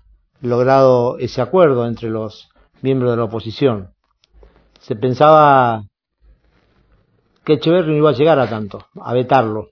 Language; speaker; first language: Spanish; native; Spanish